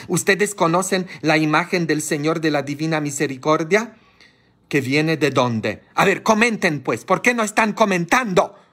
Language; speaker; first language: Spanish; non-native, fluent; Polish